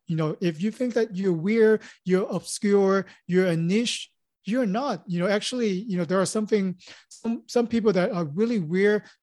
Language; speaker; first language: English; non-native, local second language; Cantonese